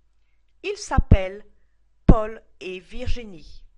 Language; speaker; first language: French; non-native, fluent; English